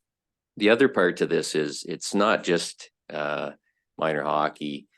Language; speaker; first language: English; native; English